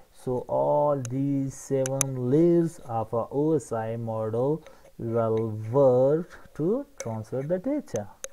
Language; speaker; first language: English; non-native, fluent; Persian